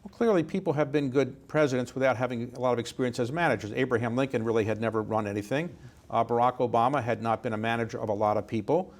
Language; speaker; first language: English; native; English